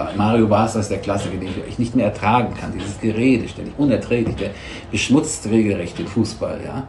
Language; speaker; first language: German; native; German